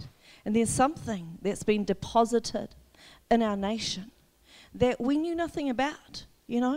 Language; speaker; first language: English; native; English